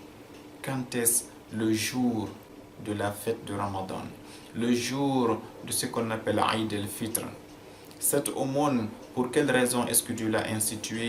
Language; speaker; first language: French; non-native, local second language; Fula